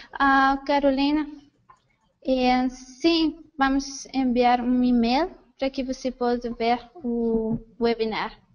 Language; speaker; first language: Portuguese; non-native, fluent; Spanish